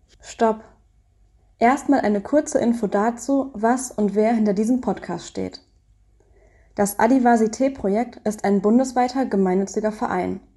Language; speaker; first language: German; native; German